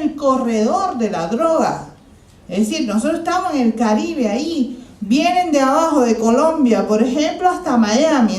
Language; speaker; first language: Spanish; native; Spanish